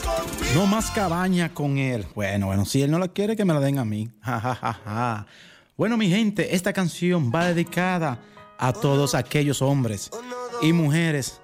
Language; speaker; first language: Spanish; native; Spanish